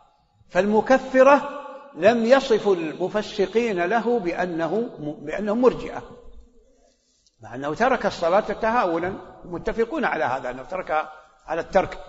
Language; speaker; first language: Arabic; native; Arabic